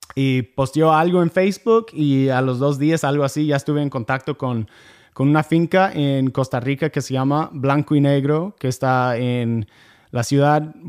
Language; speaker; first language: Spanish; non-native, fluent; English